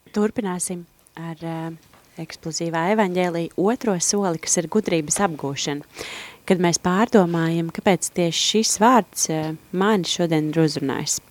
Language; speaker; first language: Latvian; native; Latvian